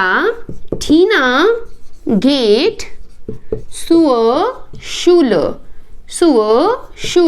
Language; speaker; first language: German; non-native, learner; Hindi